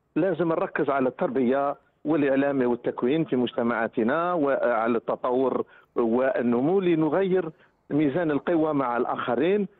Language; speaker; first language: Arabic; native; Arabic